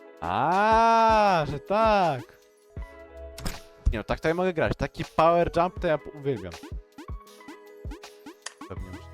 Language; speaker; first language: Polish; native; Polish